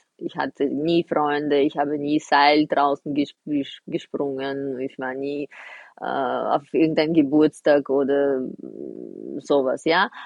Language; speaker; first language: German; non-native, fluent; Russian